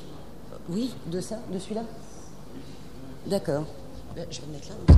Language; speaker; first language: French; native; French